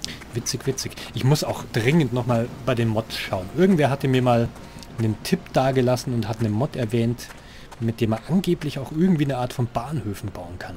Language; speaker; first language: German; native; German